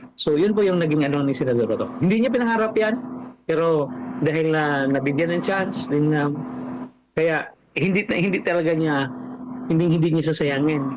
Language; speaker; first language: Filipino; non-native, local second language; Cebuano